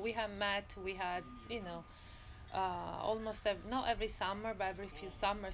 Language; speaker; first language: English; non-native, fluent; Italian